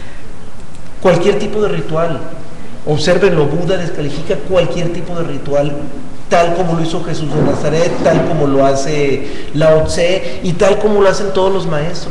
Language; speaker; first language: Spanish; native; Spanish